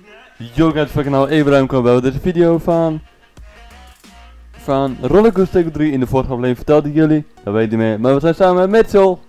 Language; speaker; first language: Dutch; native; Dutch